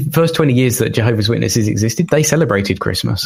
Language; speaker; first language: English; native; English